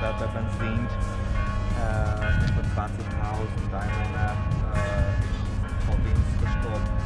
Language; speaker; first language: German; non-native, fluent; Armenian